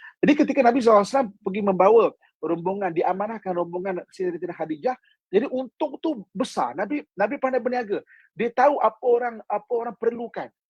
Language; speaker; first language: Malay; native; Malay